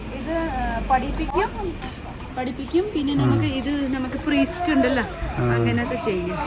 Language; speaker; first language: Malayalam; non-native, learner; Nepali